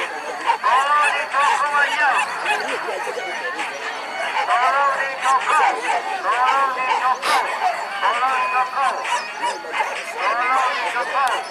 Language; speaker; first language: Indonesian; non-native, local second language; Minangkabau